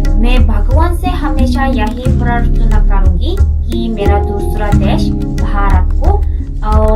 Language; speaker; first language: Hindi; non-native, fluent; Korean